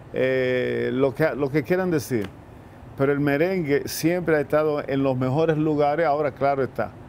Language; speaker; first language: Spanish; native; Spanish